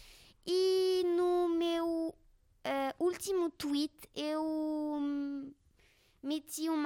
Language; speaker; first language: Portuguese; non-native, learner; French